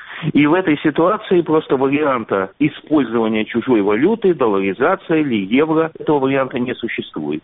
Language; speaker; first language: Russian; native; Russian